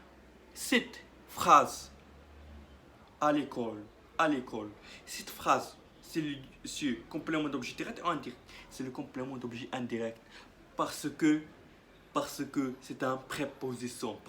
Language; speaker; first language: French; non-native, learner; Arabic